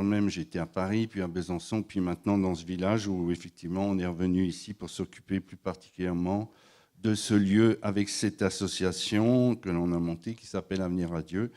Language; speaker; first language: French; native; French